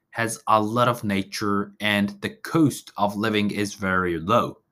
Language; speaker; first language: English; non-native, fluent; Japanese